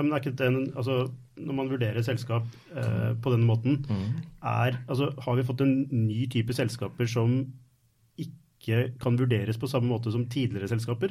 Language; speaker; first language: Norwegian; native; Norwegian